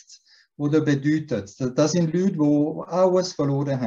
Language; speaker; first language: German; early bilingual, heritage; German